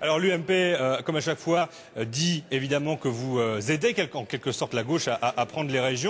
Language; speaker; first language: French; native; French